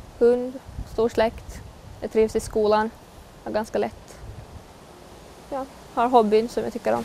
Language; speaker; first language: Swedish; native; Swedish